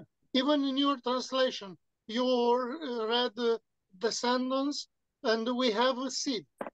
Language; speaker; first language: English; non-native, fluent; Romanian